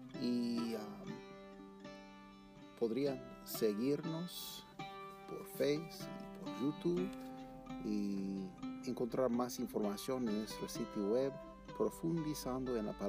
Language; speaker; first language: Spanish; non-native, fluent; English